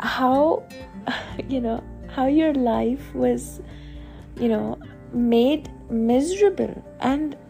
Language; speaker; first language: Hindi; native; Hindi